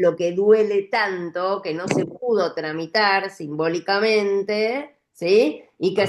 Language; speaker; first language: Spanish; native; Spanish